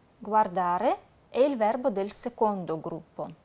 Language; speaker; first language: Italian; non-native, fluent; Russian